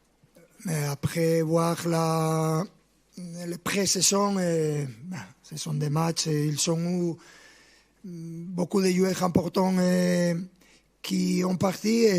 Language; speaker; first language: French; non-native, fluent; Spanish